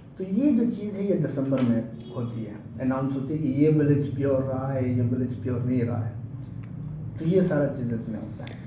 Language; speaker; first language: Urdu; non-native, local second language; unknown